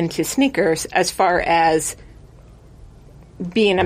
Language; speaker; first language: English; native; English